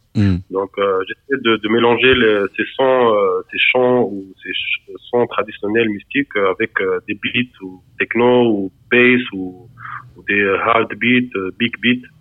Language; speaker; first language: French; non-native, local second language; Arabic